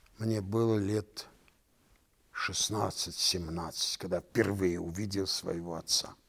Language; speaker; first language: Russian; non-native, local second language; Armenian